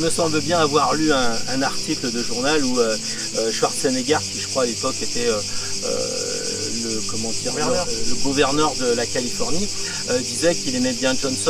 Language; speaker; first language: French; native; French